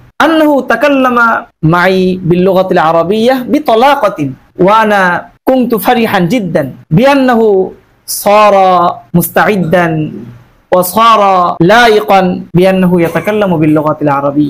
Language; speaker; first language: Arabic; non-native, fluent; Bangla